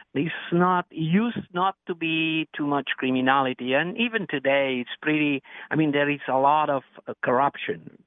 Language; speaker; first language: English; non-native, fluent; Romanian